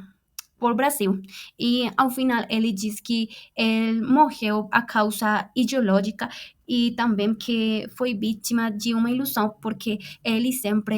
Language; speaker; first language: Portuguese; non-native, fluent; Spanish